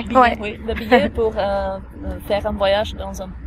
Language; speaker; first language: French; non-native, fluent; Slovak